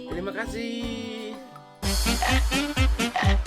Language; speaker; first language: Indonesian; non-native, fluent; Japanese